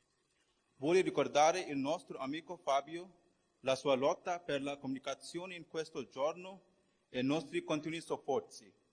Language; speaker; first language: Italian; non-native, fluent; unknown